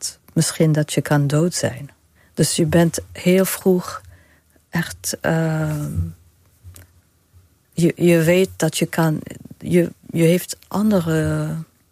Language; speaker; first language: Dutch; non-native, fluent; Arabic